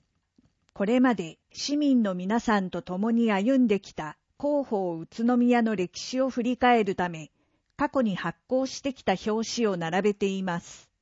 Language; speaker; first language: Japanese; native; Japanese